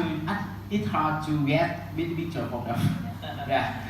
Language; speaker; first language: English; non-native, learner; Vietnamese